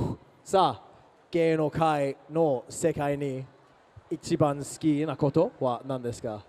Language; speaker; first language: Japanese; non-native, learner; English